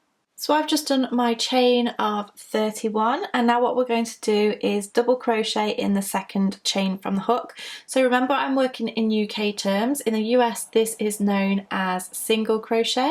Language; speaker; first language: English; native; English